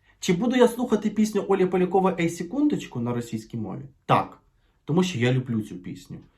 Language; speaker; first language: Ukrainian; native; Ukrainian